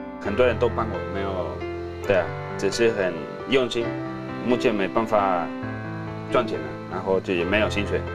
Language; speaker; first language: Chinese; non-native, fluent; Spanish